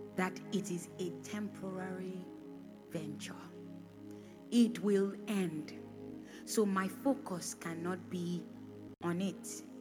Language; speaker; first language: English; non-native, local second language; Bini